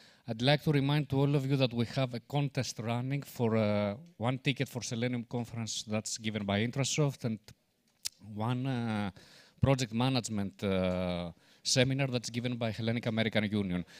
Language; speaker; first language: English; non-native, fluent; Greek